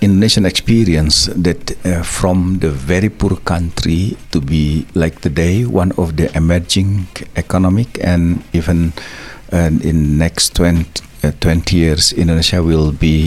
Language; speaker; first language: English; non-native, learner; Indonesian